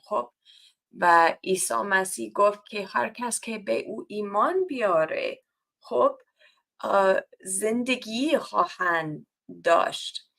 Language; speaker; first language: Persian; non-native, learner; English